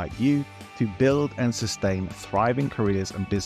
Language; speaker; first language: English; native; English